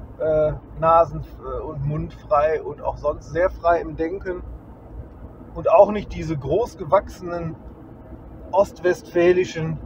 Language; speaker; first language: German; native; German